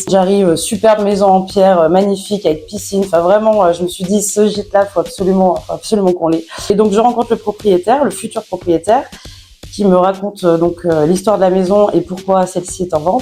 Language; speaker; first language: French; native; French